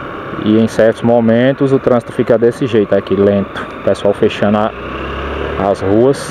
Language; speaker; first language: Portuguese; native; Portuguese